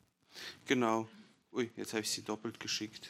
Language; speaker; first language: German; non-native, fluent; English